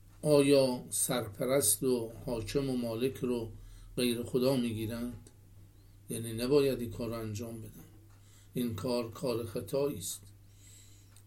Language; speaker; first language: Persian; native; Persian